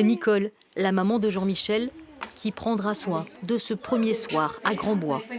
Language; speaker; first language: French; native; French